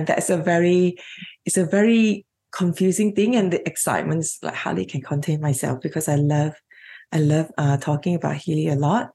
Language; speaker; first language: English; non-native, local second language; Cantonese